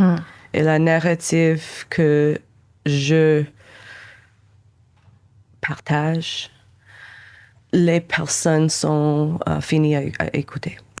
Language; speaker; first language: French; non-native, local second language; English